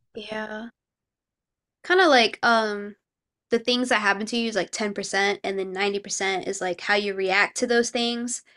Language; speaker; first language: English; early bilingual, other home language; Korean